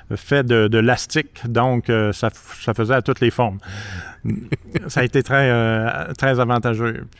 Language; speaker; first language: French; native; French